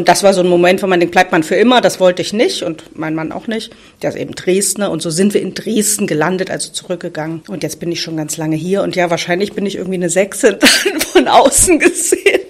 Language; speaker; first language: German; native; German